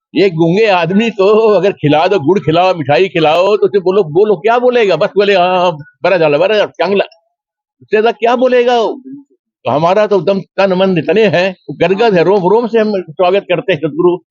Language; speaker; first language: Hindi; native; Hindi